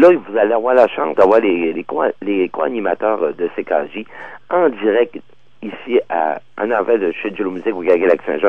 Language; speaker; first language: French; native; French